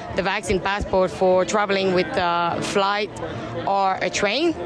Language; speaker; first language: English; non-native, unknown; French